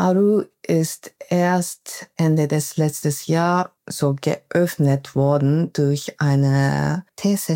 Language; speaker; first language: German; non-native, fluent; Japanese